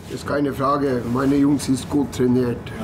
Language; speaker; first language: German; non-native, learner; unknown